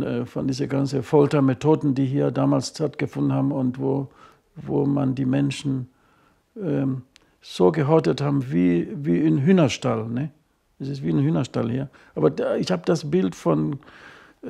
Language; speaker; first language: German; non-native, fluent; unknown